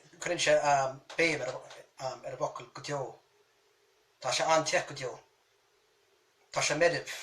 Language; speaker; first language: Irish; native; Irish